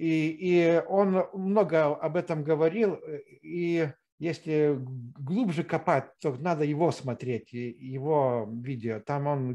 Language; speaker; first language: Russian; non-native, fluent; Lithuanian